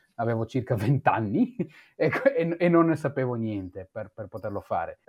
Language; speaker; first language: Italian; non-native, fluent; Hebrew